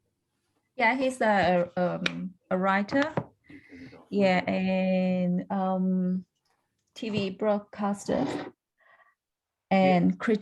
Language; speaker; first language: English; non-native, learner; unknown